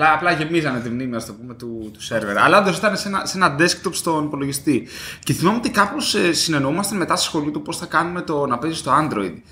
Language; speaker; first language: Greek; native; Greek